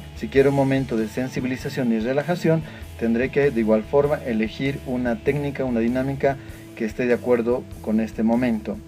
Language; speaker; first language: Spanish; native; Spanish